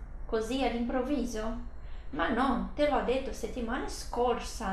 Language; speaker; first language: Italian; non-native, fluent; Portuguese